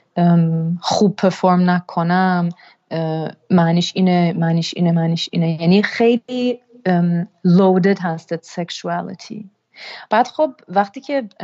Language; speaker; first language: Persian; early bilingual, heritage; Persian